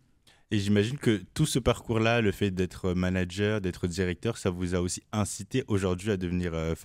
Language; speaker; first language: French; native; French